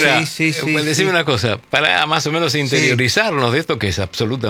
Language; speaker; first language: Spanish; native; Spanish